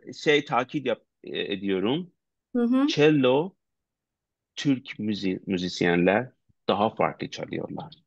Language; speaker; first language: Turkish; non-native, learner; Persian